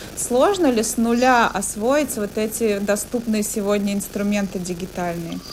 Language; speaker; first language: Russian; native; Russian